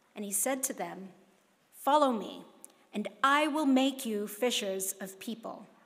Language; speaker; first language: English; non-native, local second language; Cantonese